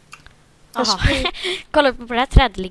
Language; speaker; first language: Swedish; native; Swedish